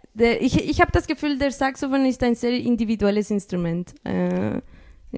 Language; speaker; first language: German; early bilingual, other home language; Spanish